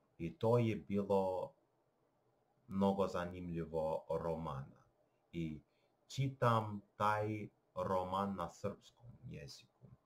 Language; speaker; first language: Serbian; non-native, learner; Russian